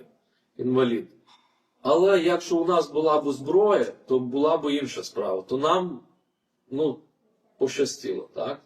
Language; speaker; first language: Ukrainian; non-native, fluent; Lithuanian